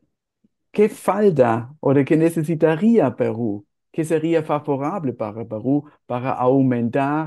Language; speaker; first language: Spanish; non-native, fluent; German